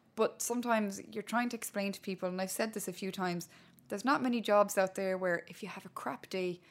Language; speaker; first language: English; non-native, local second language; Irish